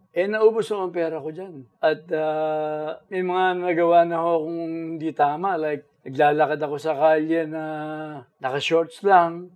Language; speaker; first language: Filipino; native; Filipino